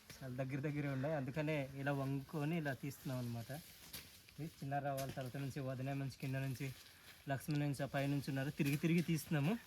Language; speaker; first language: Telugu; non-native, local second language; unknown